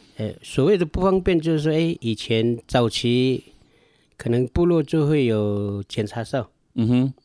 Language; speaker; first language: Chinese; non-native, local second language; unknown